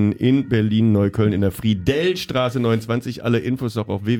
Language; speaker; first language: German; native; German